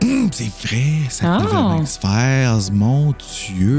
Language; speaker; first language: French; native; French